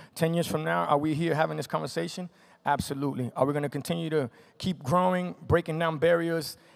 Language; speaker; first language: English; native; English